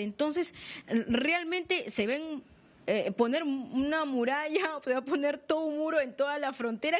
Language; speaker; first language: Spanish; native; Spanish